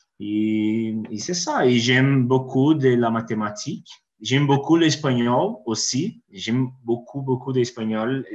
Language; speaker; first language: French; non-native, learner; Portuguese